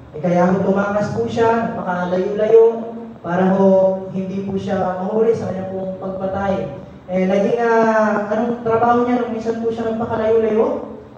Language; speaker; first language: Filipino; non-native, local second language; Cebuano